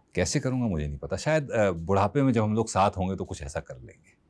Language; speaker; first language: Hindi; native; Hindi